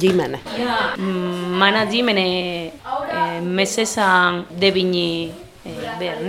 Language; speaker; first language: Latvian; non-native, learner; Spanish